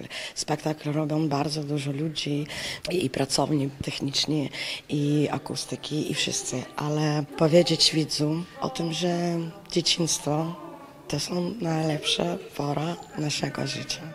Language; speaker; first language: Polish; non-native, learner; Ukrainian